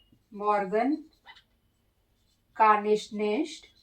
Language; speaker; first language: German; non-native, learner; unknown